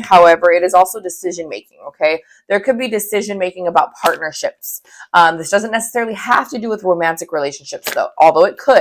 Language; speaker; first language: English; native; English